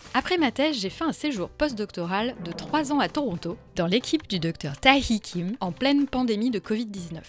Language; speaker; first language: French; early bilingual, other home language; Arabic